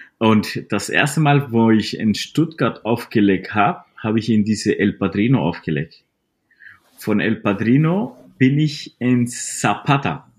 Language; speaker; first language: German; non-native, fluent; Spanish